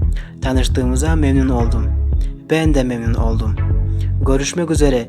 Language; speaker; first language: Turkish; non-native, fluent; Kyrgyz